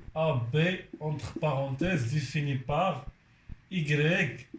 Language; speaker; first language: French; non-native, local second language; Arabic